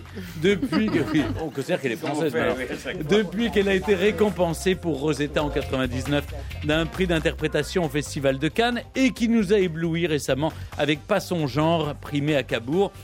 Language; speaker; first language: French; native; French